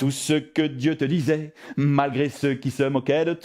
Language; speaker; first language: French; native; French